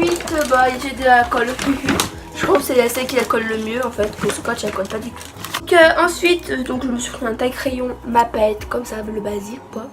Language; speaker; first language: French; native; French